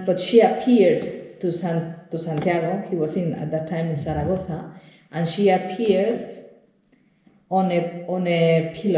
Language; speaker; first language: English; non-native, fluent; Spanish